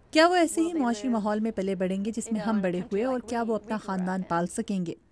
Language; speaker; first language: Urdu; native; Urdu